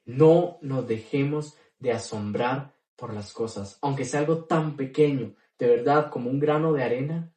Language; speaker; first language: Spanish; native; Spanish